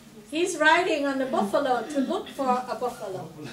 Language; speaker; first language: English; non-native, fluent; Vietnamese